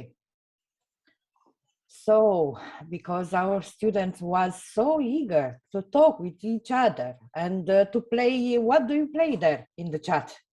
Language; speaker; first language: English; non-native, fluent; Romanian